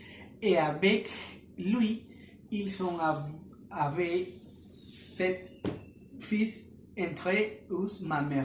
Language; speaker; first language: French; non-native, learner; Spanish